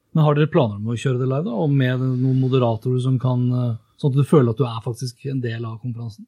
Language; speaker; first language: Norwegian; native; Norwegian